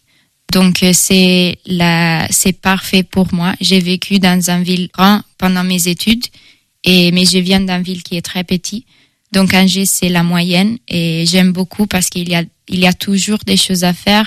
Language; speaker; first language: French; non-native, fluent; Italian